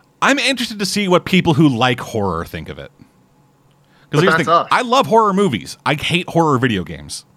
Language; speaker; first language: English; native; English